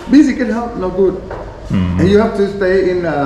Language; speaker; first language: English; non-native, learner; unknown